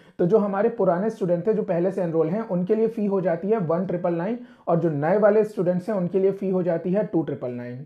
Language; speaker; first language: Hindi; non-native, local second language; Punjabi